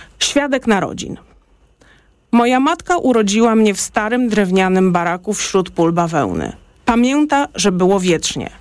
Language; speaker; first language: Polish; native; Polish